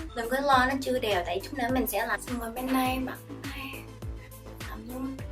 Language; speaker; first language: Vietnamese; early bilingual, heritage; Vietnamese